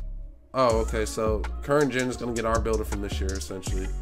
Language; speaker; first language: English; native; English